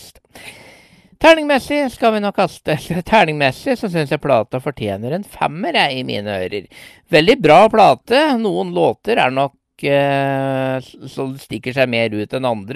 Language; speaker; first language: Norwegian; native; Norwegian